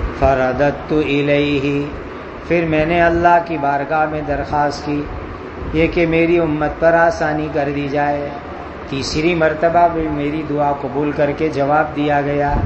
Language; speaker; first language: Urdu; non-native, local second language; Gujarati